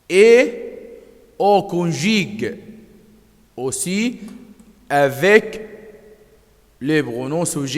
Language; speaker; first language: French; non-native, fluent; Arabic